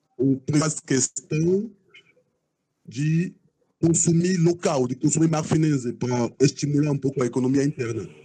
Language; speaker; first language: Portuguese; non-native, fluent; French